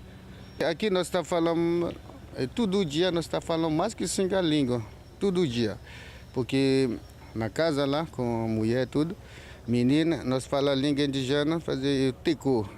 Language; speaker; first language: Portuguese; non-native, learner; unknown